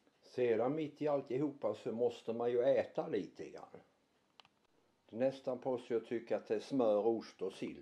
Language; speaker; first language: Swedish; native; Swedish